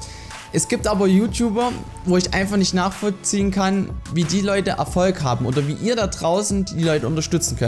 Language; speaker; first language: German; native; German